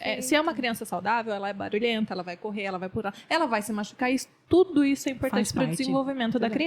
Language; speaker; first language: Portuguese; native; Portuguese